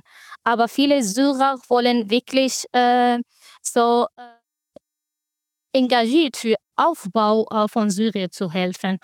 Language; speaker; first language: German; non-native, fluent; Arabic